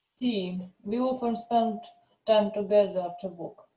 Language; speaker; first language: English; non-native, learner; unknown